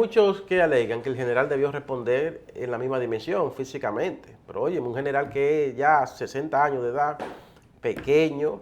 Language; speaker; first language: Spanish; native; Spanish